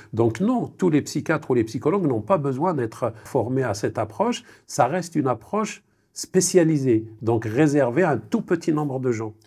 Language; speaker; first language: French; non-native, local second language; Kabyle